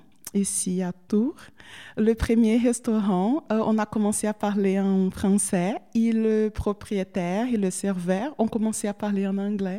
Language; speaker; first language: French; non-native, fluent; Portuguese